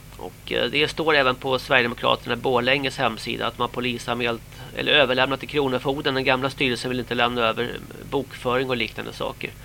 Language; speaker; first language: Swedish; native; Swedish